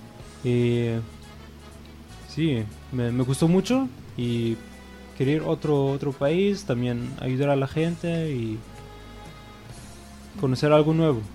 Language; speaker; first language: Spanish; non-native, fluent; German